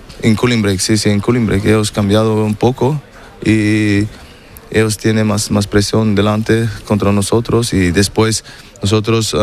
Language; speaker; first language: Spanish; non-native, learner; German